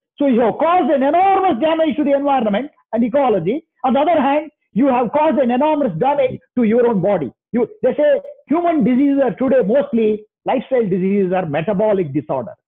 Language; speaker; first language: English; non-native, local second language; Kannada